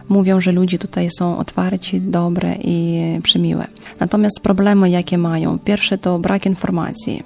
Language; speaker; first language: Polish; non-native, fluent; Ukrainian